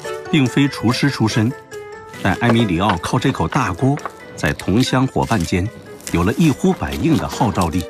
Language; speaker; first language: Chinese; native; Chinese